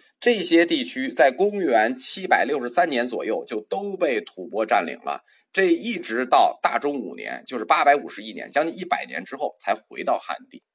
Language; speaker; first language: Chinese; native; Chinese